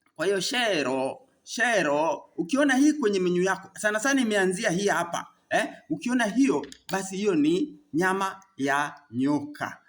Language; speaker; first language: Swahili; native; Swahili